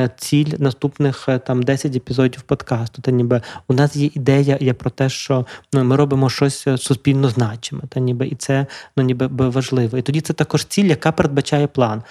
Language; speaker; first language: Ukrainian; native; Ukrainian